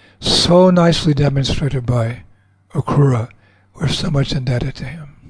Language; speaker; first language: English; native; English